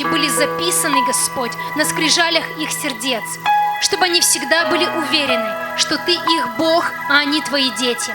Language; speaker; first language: Russian; native; Russian